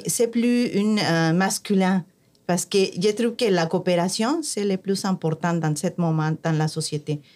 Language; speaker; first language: French; non-native, fluent; Spanish